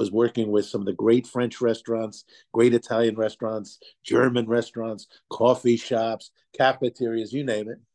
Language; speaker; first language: English; native; English